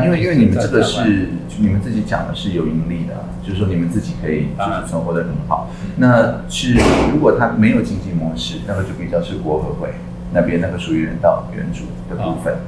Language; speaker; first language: Chinese; native; Chinese